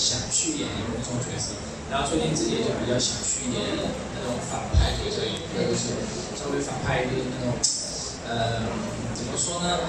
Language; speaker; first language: Chinese; native; Chinese